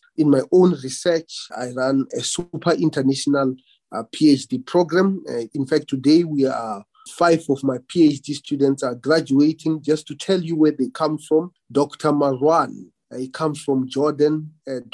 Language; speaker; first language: English; non-native, local second language; Venda